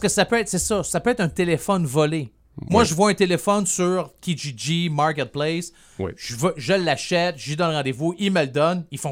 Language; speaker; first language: French; native; French